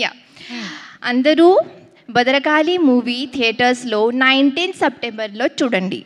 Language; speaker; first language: Telugu; non-native, learner; Marathi